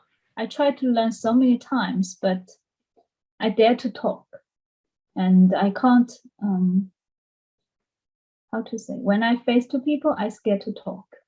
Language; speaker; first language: English; non-native, learner; Chinese